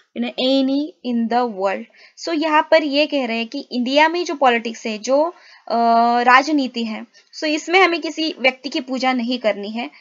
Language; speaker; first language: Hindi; non-native, local second language; Marathi